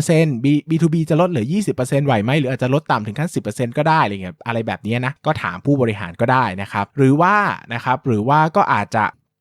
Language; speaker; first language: Thai; native; Thai